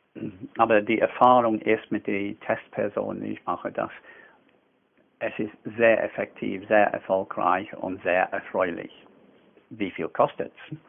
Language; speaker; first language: German; non-native, fluent; English